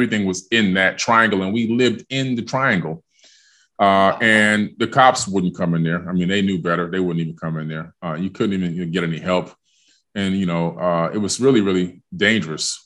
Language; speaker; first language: English; native; English